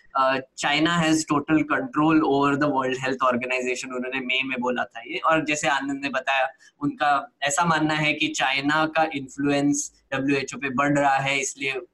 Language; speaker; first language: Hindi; native; Hindi